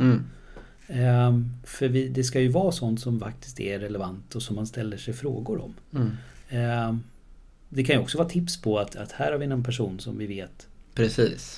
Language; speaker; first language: Swedish; native; Swedish